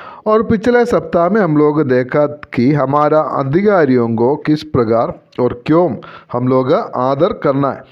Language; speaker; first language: Hindi; non-native, local second language; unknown